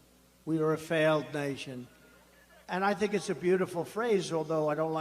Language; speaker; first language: English; native; English